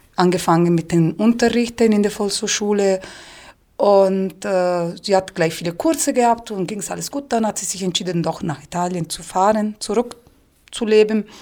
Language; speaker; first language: German; non-native, fluent; Italian